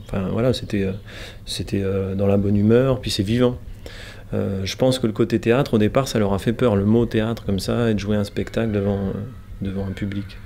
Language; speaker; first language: French; native; French